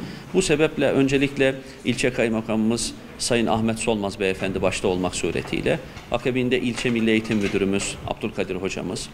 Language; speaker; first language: Turkish; native; Turkish